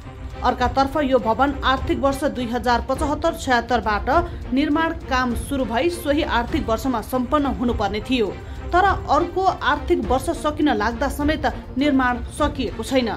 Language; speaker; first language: Nepali; native; Nepali